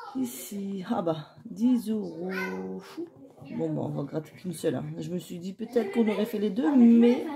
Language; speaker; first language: French; native; French